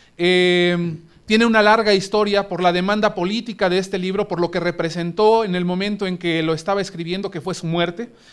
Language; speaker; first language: Spanish; native; Spanish